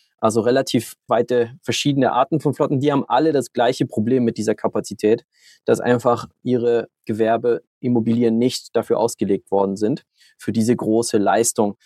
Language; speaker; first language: German; early bilingual, heritage; German